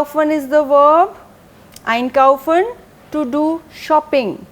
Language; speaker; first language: German; non-native, fluent; Hindi